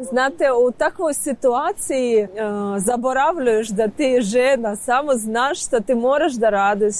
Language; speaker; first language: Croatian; non-native, learner; Ukrainian